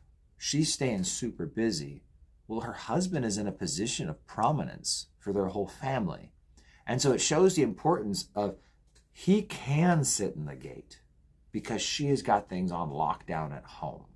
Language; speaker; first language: English; native; English